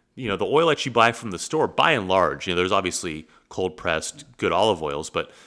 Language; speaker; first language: English; native; English